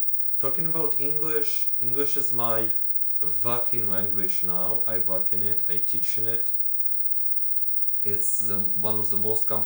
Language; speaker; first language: English; non-native, fluent; Ukrainian